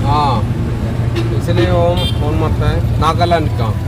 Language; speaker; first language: Hindi; non-native, local second language; Malayalam